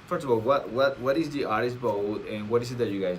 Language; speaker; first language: English; non-native, fluent; Spanish